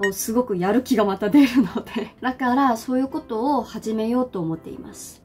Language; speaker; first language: Japanese; non-native, fluent; Korean